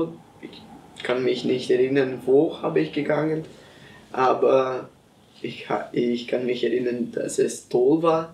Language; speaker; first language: German; non-native, learner; Portuguese